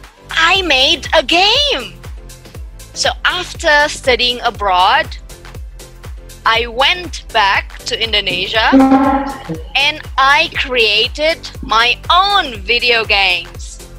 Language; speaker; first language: English; non-native, fluent; Indonesian